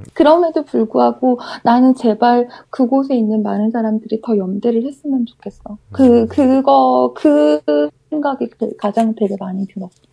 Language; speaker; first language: Korean; native; Korean